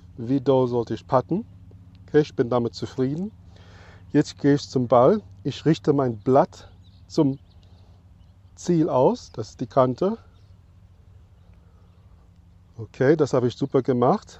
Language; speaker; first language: German; non-native, fluent; English